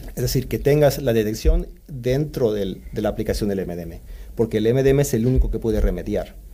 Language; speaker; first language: Spanish; early bilingual, other home language; Swedish